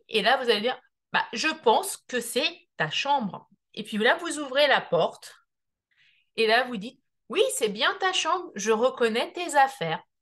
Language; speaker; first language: French; native; French